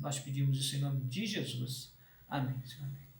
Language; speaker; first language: Portuguese; native; Portuguese